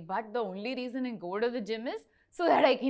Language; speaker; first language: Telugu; non-native, learner; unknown